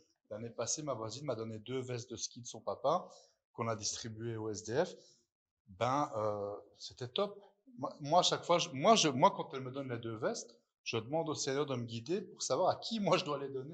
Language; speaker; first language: French; native; French